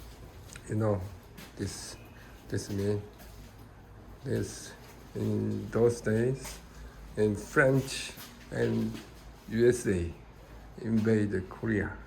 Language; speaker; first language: English; non-native, learner; Korean